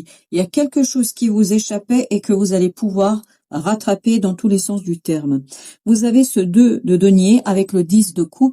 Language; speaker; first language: French; native; French